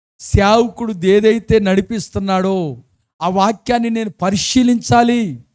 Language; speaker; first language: Telugu; early bilingual, other home language; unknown